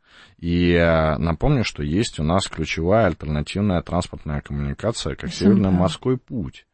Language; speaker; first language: Russian; native; Russian